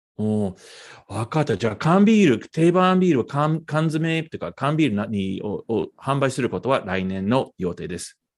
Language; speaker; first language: Japanese; non-native, fluent; English